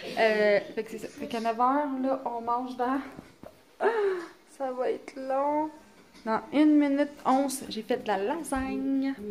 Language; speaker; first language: French; native; French